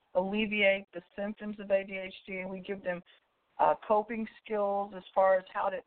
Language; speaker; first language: English; native; English